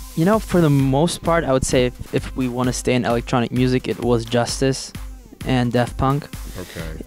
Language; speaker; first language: English; non-native, fluent; German